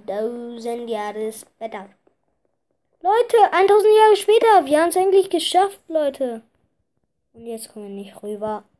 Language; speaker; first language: German; early bilingual, other home language; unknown